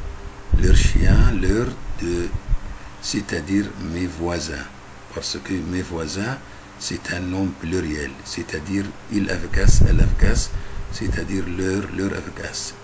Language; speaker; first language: French; non-native, fluent; Arabic